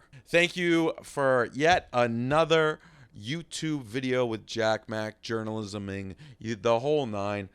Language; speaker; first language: English; native; English